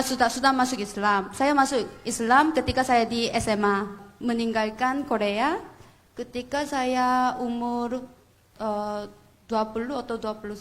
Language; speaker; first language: Indonesian; non-native, learner; Korean